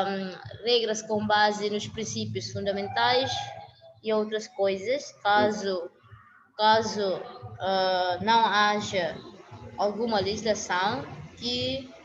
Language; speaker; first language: Portuguese; non-native, local second language; Tetum